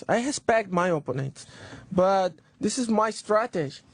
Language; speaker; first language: English; non-native, learner; Portuguese